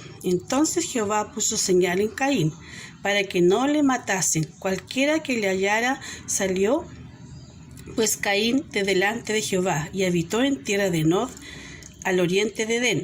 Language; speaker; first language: Spanish; native; Spanish